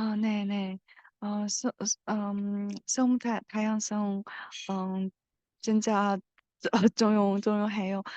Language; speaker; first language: Korean; non-native, learner; Chinese